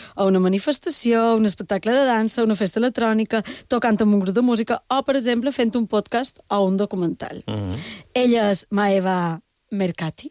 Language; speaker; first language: Catalan; native; Catalan